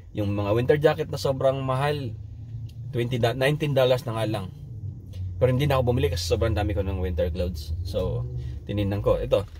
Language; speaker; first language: Filipino; non-native, local second language; Cebuano